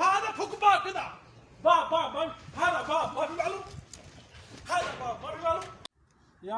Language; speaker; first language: Arabic; non-native, learner; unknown